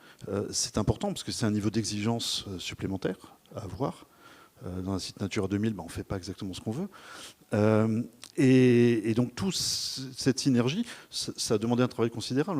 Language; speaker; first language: French; native; French